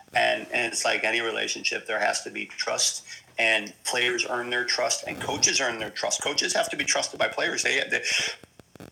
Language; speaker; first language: English; native; English